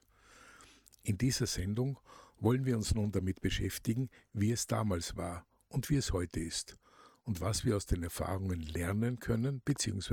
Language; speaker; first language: German; native; German